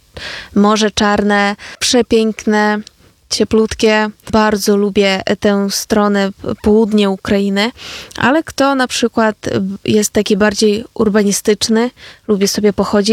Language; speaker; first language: Polish; non-native, fluent; Ukrainian